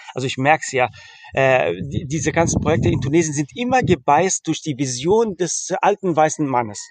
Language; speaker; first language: German; early bilingual, heritage; German